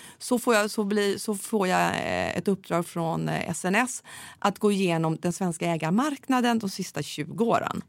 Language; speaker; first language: Swedish; native; Swedish